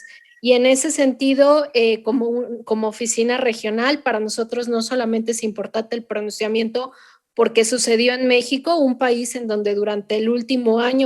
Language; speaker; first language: Spanish; native; Spanish